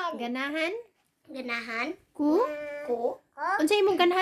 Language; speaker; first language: Cebuano; non-native, learner; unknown